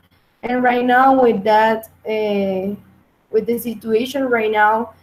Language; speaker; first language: English; non-native, learner; Spanish